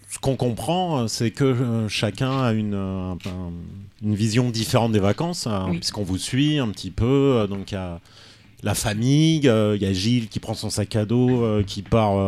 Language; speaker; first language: French; native; French